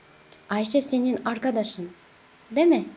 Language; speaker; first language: Turkish; non-native, fluent; Kazakh